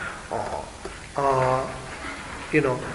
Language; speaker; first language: Russian; non-native, learner; Tibetan